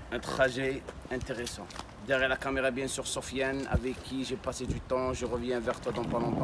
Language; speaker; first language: French; non-native, local second language; Arabic